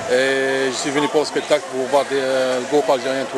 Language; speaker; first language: French; non-native, local second language; Arabic